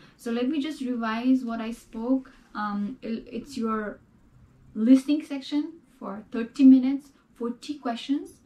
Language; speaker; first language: English; non-native, local second language; Nepali